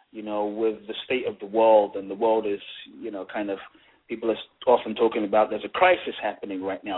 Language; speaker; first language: English; native; English